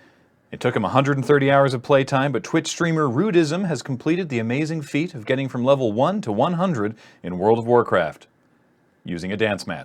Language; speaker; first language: English; native; English